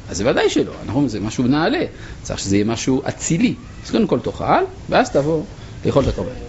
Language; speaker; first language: Hebrew; non-native, fluent; French